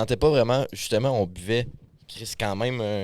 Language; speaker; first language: French; native; French